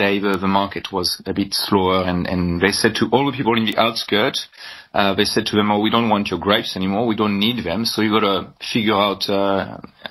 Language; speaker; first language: English; non-native, fluent; French